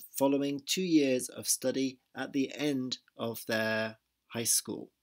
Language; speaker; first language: English; native; English